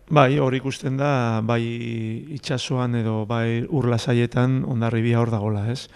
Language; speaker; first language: Basque; native; Basque